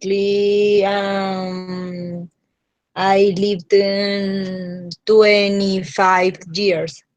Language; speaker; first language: English; non-native, learner; Spanish